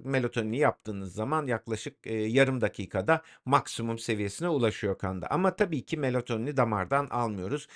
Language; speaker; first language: Turkish; native; Turkish